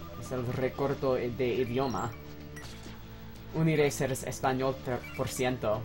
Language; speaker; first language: Spanish; non-native, learner; English